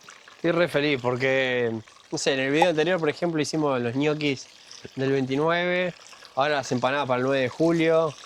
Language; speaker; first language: Spanish; native; Spanish